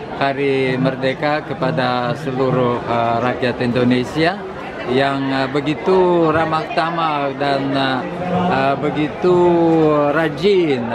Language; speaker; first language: Indonesian; non-native, fluent; Russian